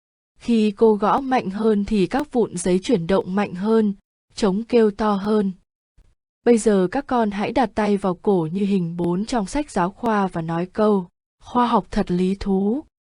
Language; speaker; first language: Vietnamese; native; Vietnamese